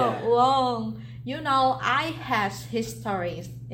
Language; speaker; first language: English; non-native, learner; Vietnamese